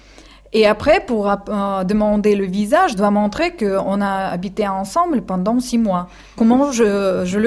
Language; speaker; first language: French; non-native, fluent; Russian